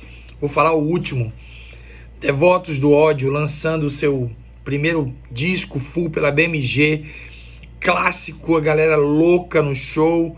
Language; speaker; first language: Portuguese; native; Portuguese